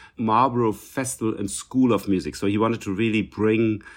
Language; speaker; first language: English; non-native, fluent; German